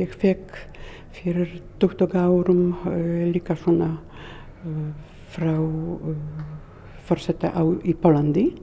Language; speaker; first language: Icelandic; non-native, learner; Polish